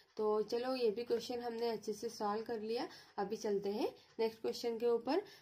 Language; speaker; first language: Hindi; non-native, local second language; Marathi